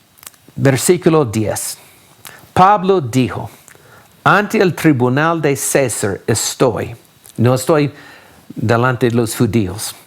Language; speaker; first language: Spanish; non-native, fluent; English